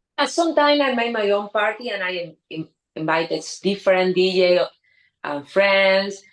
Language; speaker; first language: English; non-native, learner; Spanish